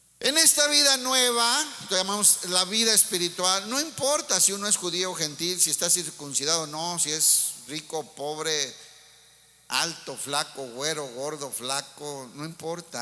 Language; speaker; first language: Spanish; native; Spanish